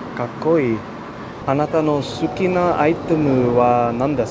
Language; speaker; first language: Japanese; non-native, learner; English